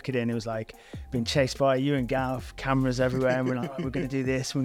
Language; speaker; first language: English; native; English